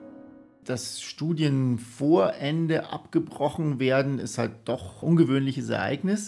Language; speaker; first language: German; native; German